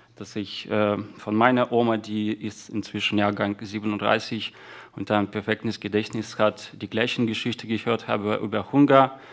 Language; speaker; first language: German; non-native, fluent; Russian